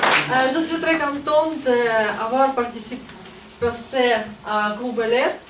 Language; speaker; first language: French; non-native, learner; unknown